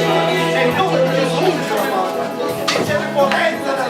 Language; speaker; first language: Italian; native; Italian